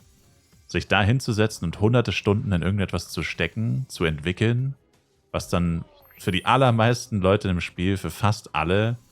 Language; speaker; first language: German; native; German